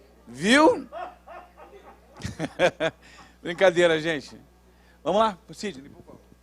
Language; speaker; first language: Portuguese; native; Portuguese